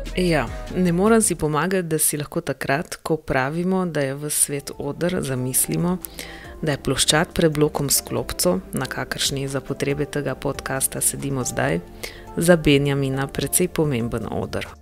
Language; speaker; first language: Slovenian; native; Slovenian